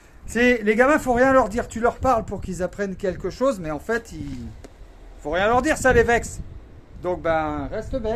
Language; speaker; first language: French; native; French